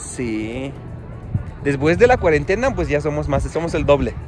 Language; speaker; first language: Spanish; non-native, fluent; Arabic